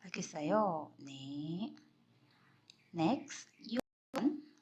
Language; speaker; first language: Korean; non-native, fluent; Indonesian